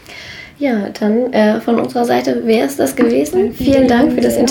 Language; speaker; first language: German; native; German